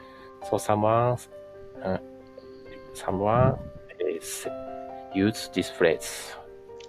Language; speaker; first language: English; non-native, learner; Japanese